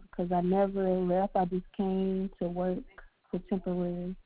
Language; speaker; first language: English; native; English